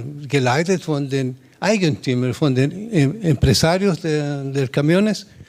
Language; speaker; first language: German; non-native, learner; Spanish